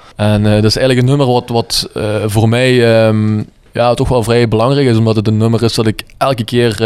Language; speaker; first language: Dutch; native; Dutch